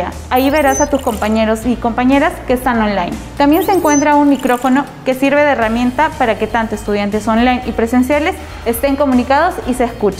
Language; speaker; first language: Spanish; native; Spanish